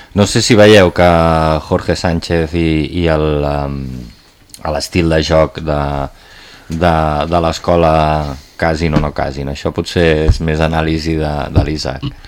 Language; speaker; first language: Catalan; native; Catalan